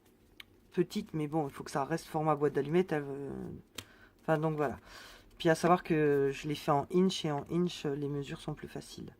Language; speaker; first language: French; native; French